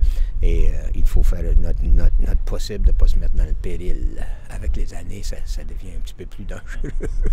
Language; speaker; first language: French; native; French